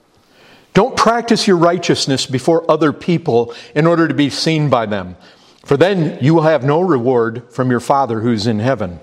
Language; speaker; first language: English; native; English